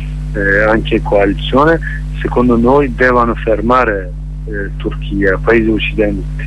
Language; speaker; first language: Italian; non-native, learner; Kurdish